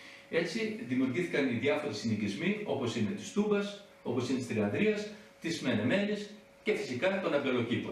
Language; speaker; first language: Greek; native; Greek